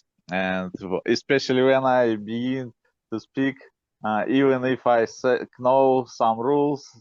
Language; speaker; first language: English; non-native, learner; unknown